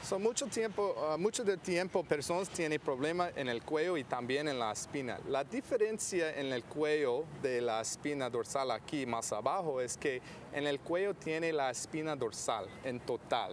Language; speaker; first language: Spanish; non-native, fluent; English